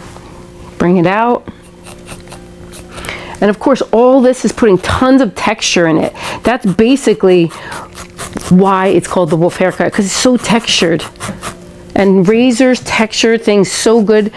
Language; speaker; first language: English; native; English